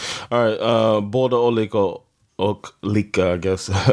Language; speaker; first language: Swedish; non-native, learner; English